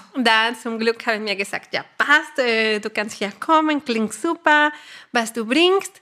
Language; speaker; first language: German; non-native, fluent; Spanish